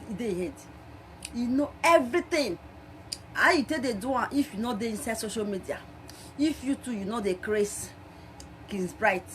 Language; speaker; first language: Nigerian Pidgin; non-native, local second language; Bini